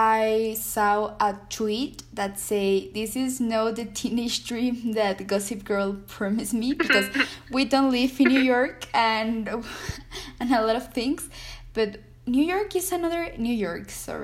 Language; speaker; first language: English; non-native, learner; Spanish